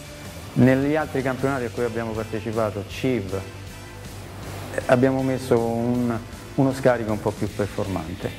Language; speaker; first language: Italian; native; Italian